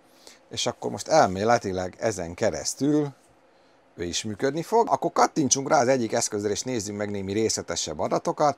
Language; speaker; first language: Hungarian; native; Hungarian